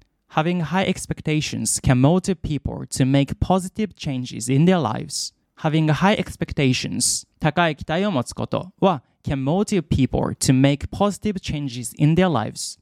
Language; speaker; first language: English; non-native, fluent; Japanese